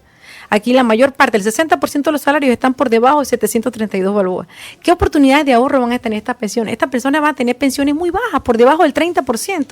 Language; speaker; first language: Spanish; native; Spanish